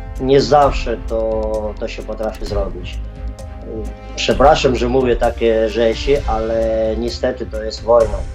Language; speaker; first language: Polish; non-native, fluent; Ukrainian